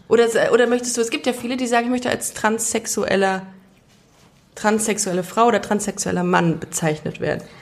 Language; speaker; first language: German; native; German